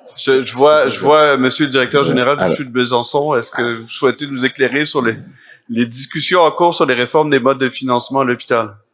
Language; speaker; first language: French; native; French